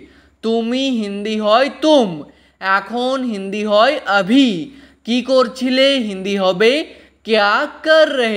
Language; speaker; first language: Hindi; non-native, fluent; Bangla